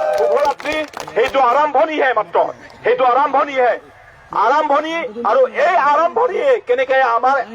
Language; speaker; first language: Assamese; non-native, local second language; Karbi